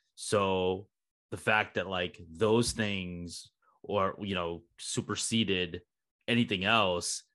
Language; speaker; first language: English; early bilingual, other home language; Hindi